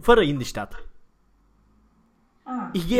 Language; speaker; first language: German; non-native, fluent; Romanian